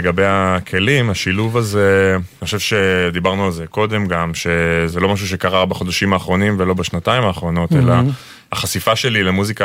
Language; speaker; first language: Hebrew; native; Hebrew